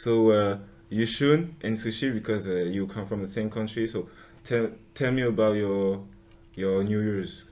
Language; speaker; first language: English; non-native, local second language; French